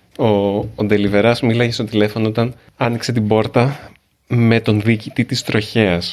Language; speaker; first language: Greek; native; Greek